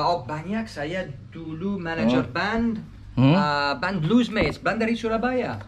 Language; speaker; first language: Indonesian; non-native, learner; English